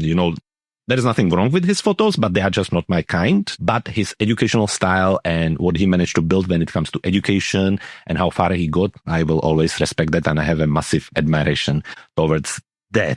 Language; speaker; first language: English; non-native, fluent; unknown